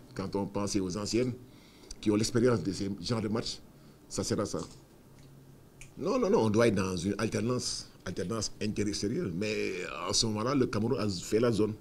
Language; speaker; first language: French; non-native, local second language; Wolof